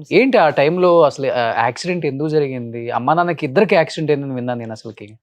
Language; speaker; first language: Telugu; native; Telugu